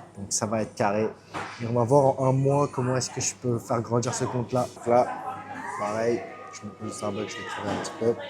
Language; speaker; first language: French; native; French